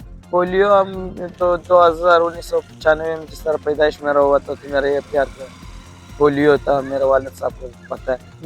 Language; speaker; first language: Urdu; early bilingual, other home language; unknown